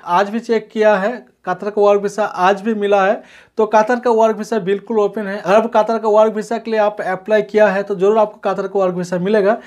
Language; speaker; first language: Hindi; non-native, local second language; Bangla